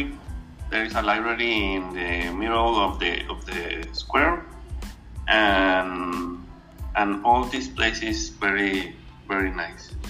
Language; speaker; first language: English; non-native, learner; Spanish